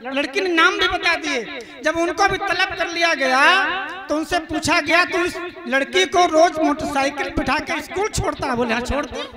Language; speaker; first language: Hindi; native; Hindi